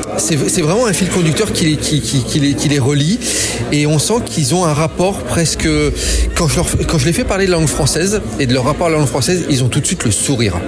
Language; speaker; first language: French; native; French